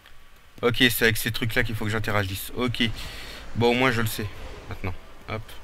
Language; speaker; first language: French; native; French